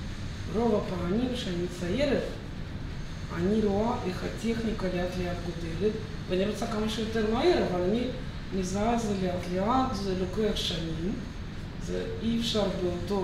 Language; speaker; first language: Hebrew; non-native, fluent; Russian